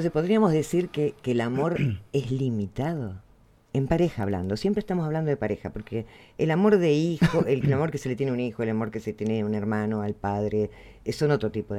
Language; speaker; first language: Spanish; native; Spanish